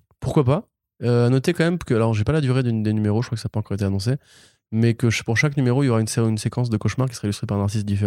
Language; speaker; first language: French; native; French